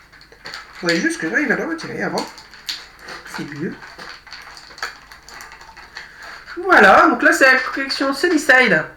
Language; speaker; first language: French; native; French